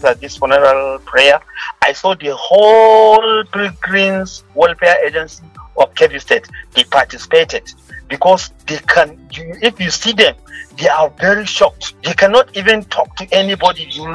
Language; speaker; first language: English; non-native, local second language; Hausa